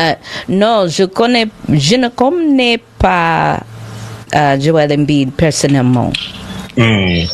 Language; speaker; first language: French; non-native, learner; English